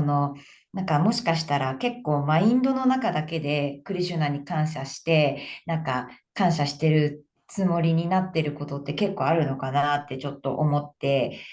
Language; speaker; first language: Japanese; native; Japanese